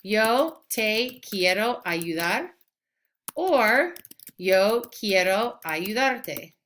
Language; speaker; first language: Spanish; non-native, fluent; English